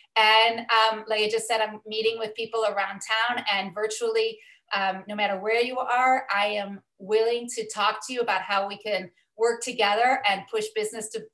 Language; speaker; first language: English; native; English